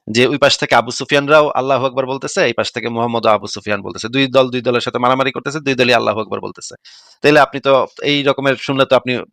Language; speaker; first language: Bangla; native; Bangla